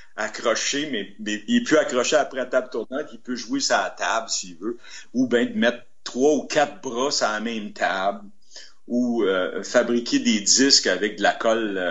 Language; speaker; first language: French; native; French